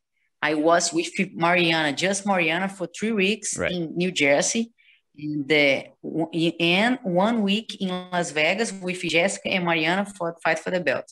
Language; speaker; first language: English; non-native, learner; Portuguese